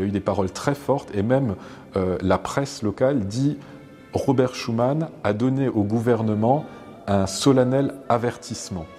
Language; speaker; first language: French; native; French